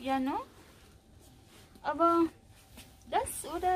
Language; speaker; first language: German; non-native, learner; Filipino